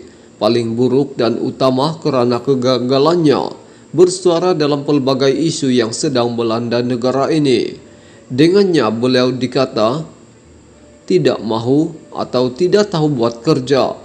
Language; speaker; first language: Malay; native; Malay